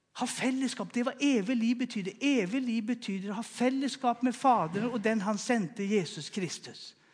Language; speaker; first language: Swedish; native; Swedish